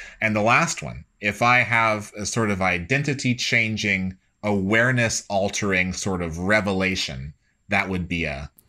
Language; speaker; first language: English; native; English